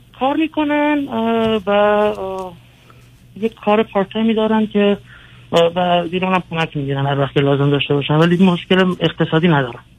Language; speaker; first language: Persian; early bilingual, other home language; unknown